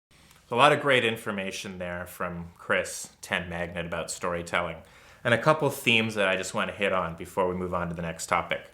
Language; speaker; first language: English; native; English